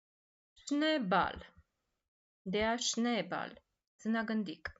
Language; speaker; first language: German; non-native, fluent; Armenian